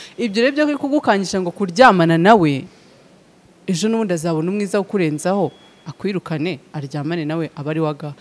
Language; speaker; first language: Kinyarwanda; native; Kinyarwanda